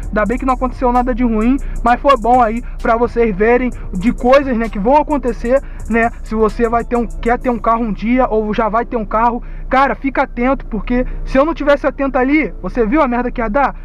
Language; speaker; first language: Portuguese; native; Portuguese